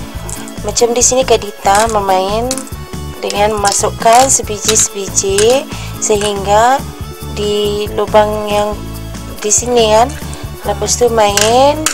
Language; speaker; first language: Malay; native; Malay